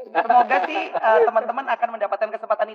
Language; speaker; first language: Indonesian; native; Indonesian